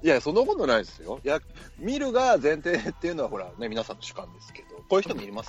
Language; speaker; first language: Japanese; native; Japanese